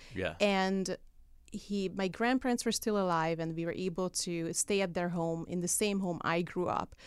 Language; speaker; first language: English; non-native, fluent; Hungarian